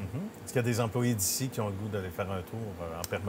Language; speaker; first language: French; native; French